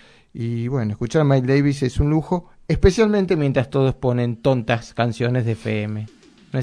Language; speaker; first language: Spanish; native; Spanish